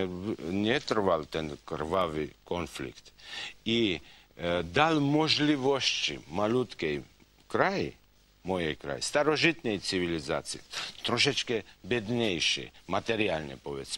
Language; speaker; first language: Polish; non-native, fluent; Georgian